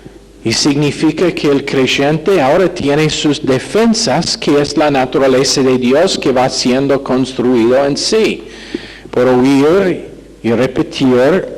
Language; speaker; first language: Spanish; non-native, fluent; English